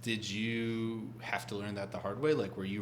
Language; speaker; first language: English; native; English